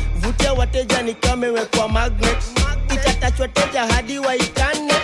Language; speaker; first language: English; non-native, local second language; Kikuyu